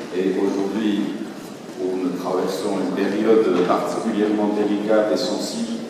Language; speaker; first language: French; non-native, fluent; Georgian